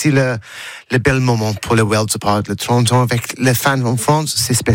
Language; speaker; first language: French; non-native, learner; English